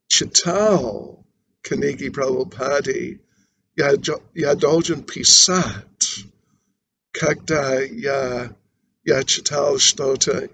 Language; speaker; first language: Russian; non-native, learner; English